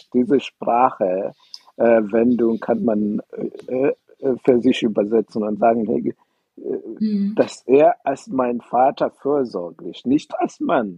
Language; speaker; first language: German; non-native, fluent; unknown